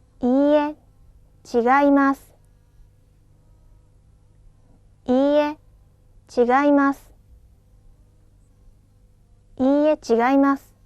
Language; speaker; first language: Japanese; non-native, learner; Thai